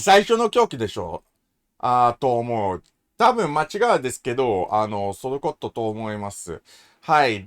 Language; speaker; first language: Japanese; non-native, learner; English